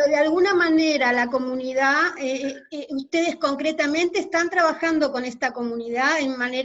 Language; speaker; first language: Spanish; native; Spanish